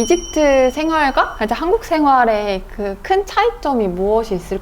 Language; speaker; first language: Korean; native; Korean